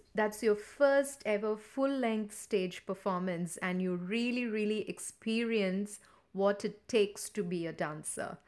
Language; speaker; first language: English; non-native, local second language; Tamil